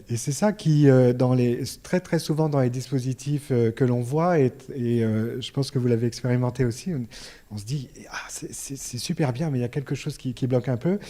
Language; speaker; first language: French; native; French